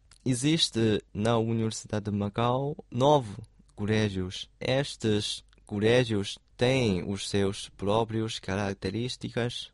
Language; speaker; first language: Portuguese; non-native, fluent; Chinese